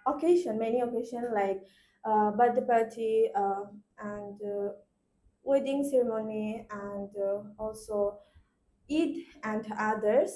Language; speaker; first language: English; non-native, learner; Bangla